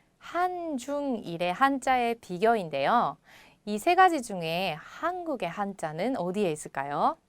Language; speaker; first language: Korean; non-native, fluent; Japanese